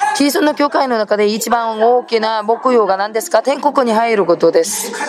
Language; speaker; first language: Japanese; non-native, fluent; Korean